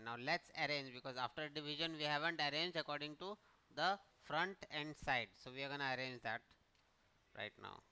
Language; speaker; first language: English; non-native, local second language; Hindi